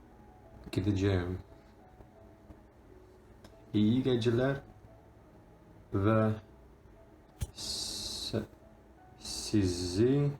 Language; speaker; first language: Turkish; non-native, learner; English